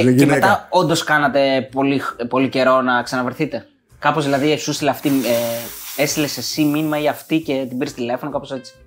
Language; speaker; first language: Greek; native; Greek